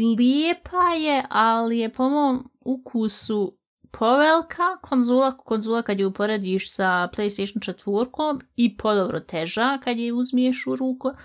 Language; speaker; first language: Bosnian; native; Bosnian